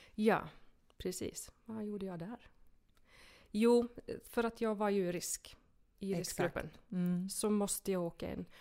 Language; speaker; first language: Swedish; non-native, fluent; Icelandic